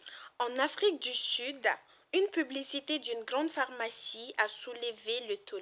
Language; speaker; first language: French; non-native, local second language; Bambara